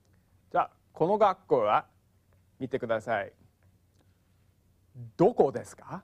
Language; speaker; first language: Japanese; non-native, fluent; English